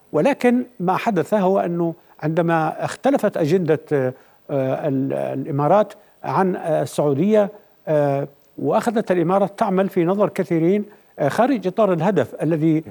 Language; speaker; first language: Arabic; native; Arabic